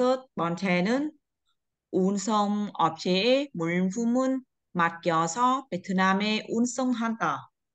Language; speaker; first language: Korean; non-native, learner; Vietnamese